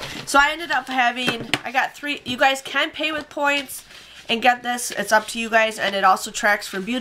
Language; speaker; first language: English; native; English